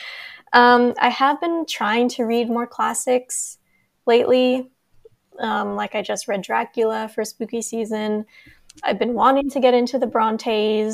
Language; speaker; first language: English; native; English